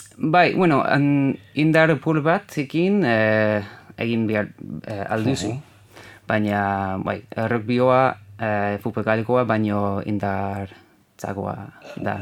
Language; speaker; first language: Basque; non-native, learner; English